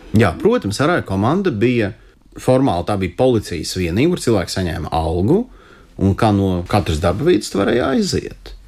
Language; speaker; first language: Latvian; non-native, local second language; Russian